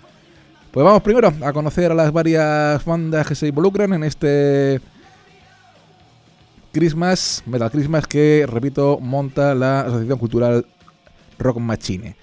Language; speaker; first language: Spanish; native; Spanish